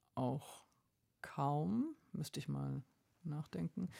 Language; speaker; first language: German; native; German